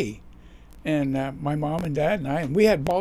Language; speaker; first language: English; native; English